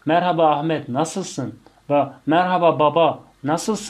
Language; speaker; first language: Turkish; non-native, fluent; Tajik